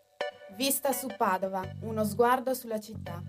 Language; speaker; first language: Italian; native; Italian